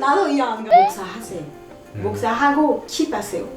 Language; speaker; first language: Korean; non-native, learner; French